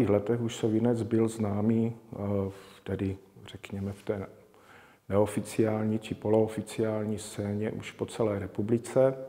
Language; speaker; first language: Czech; native; Czech